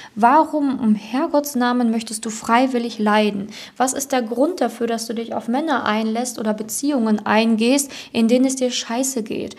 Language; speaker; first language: German; native; German